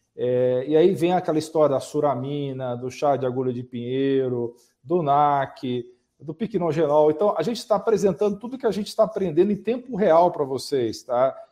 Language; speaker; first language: Portuguese; native; Portuguese